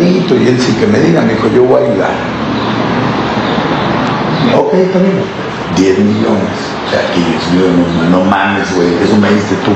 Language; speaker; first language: Spanish; native; Spanish